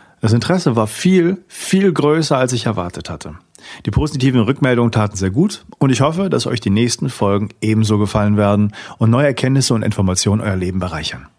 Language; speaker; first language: German; native; German